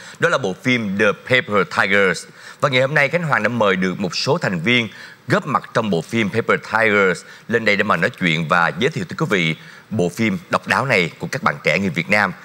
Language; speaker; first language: Vietnamese; native; Vietnamese